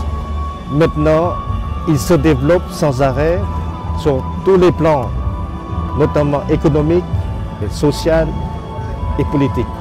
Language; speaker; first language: French; non-native, fluent; Lao